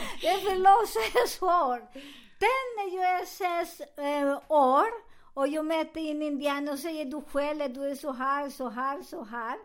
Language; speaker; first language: Swedish; non-native, learner; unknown